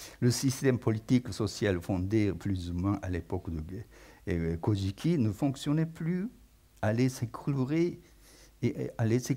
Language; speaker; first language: French; non-native, fluent; Japanese